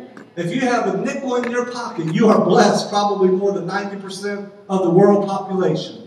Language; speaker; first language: English; native; English